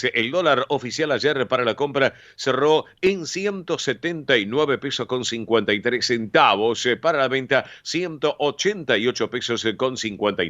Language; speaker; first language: Spanish; native; Spanish